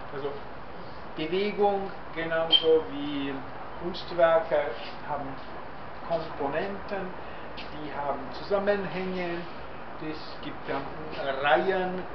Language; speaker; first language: German; non-native, fluent; Czech